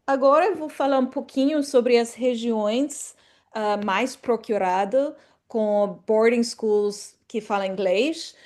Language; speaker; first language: Portuguese; non-native, fluent; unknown